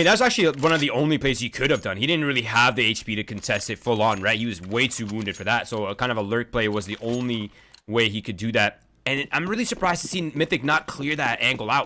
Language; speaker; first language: English; native; English